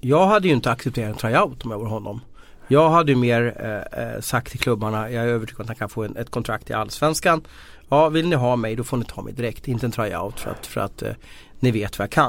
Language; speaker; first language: Swedish; native; Swedish